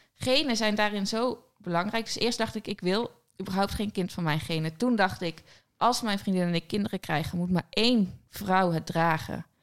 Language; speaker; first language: Dutch; native; Dutch